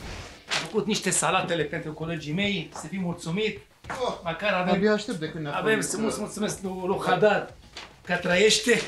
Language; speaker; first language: Romanian; non-native, learner; Arabic